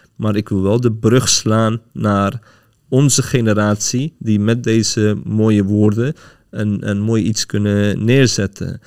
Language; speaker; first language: Dutch; early bilingual, other home language; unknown